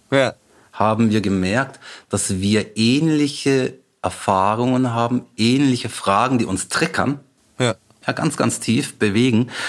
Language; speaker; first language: German; native; German